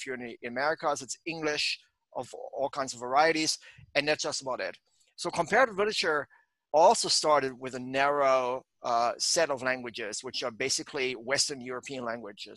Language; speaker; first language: English; non-native, fluent; German